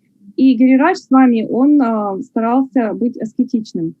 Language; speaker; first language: Russian; native; Russian